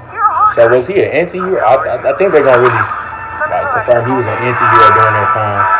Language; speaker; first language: English; native; English